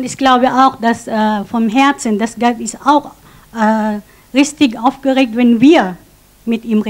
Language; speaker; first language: German; non-native, fluent; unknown